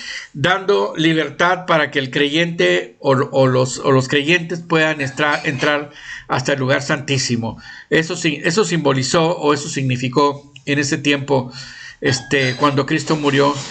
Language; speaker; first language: Spanish; native; Spanish